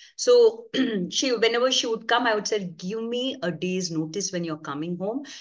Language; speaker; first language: English; non-native, local second language; Konkani